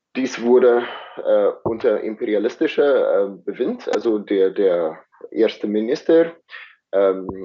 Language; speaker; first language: German; non-native, fluent; Afrikaans